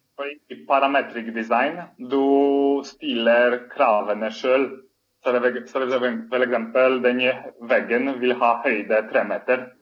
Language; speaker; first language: Swedish; non-native, fluent; Polish